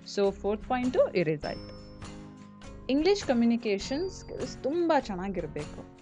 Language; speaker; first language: Kannada; non-native, local second language; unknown